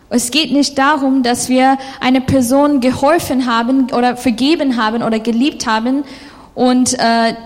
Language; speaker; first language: German; non-native, fluent; English